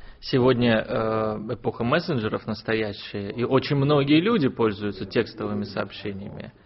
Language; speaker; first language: Russian; native; Russian